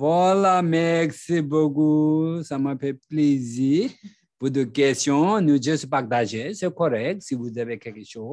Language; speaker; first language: French; non-native, learner; Tibetan